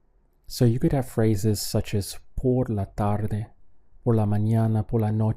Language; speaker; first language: Spanish; non-native, fluent; English